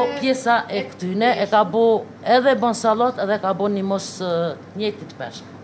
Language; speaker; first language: Albanian; native; Albanian